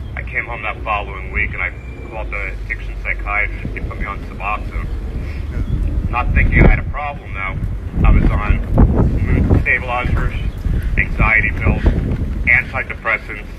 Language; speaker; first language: English; native; English